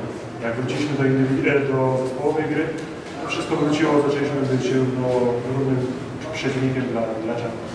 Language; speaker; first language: Polish; native; Polish